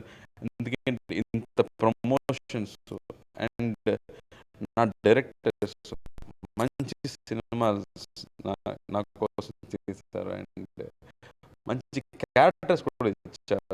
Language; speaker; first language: Telugu; non-native, learner; Tamil